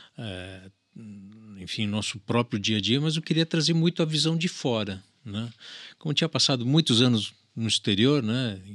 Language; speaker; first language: Portuguese; early bilingual, other home language; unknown